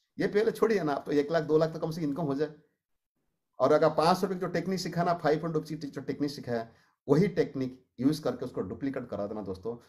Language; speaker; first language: Hindi; non-native, local second language; Odia